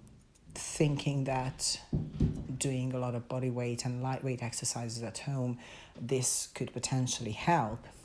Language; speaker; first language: English; non-native, fluent; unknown